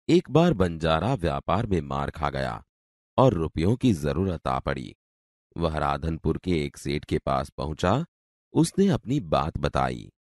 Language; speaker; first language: Hindi; non-native, local second language; Gujarati